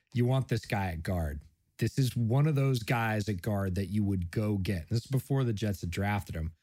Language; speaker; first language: English; native; English